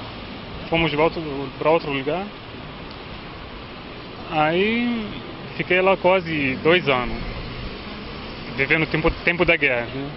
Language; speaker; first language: Portuguese; non-native, fluent; Arabic